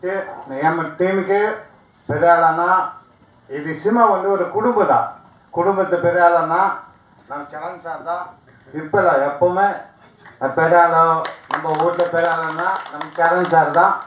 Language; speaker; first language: Tamil; non-native, learner; Kannada